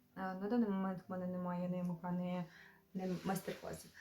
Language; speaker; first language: Ukrainian; non-native, local second language; Russian